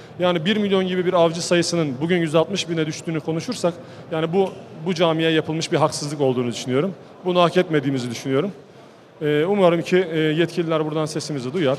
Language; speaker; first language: Turkish; native; Turkish